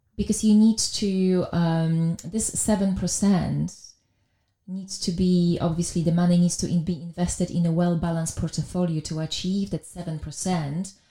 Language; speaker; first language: English; non-native, fluent; Polish